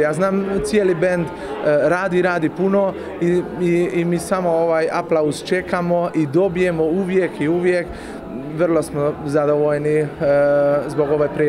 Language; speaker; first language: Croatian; early bilingual, heritage; Croatian